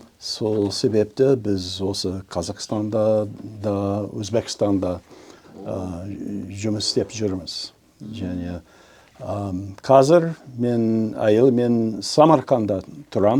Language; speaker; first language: Kazakh; non-native, learner; English